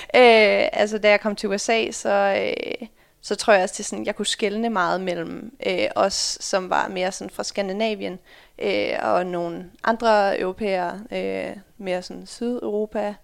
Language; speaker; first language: Danish; early bilingual, other home language; Dutch